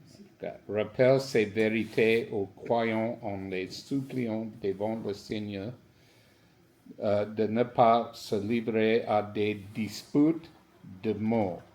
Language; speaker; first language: French; non-native, learner; English